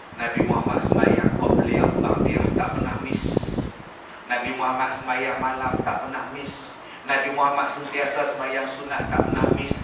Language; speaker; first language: Malay; native; Malay